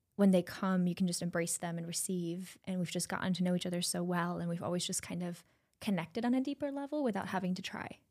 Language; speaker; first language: English; non-native, fluent; German